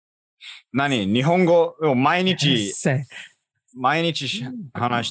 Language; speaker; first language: Japanese; non-native, learner; English